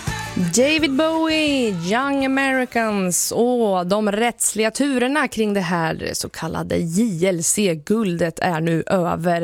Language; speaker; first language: Swedish; native; Swedish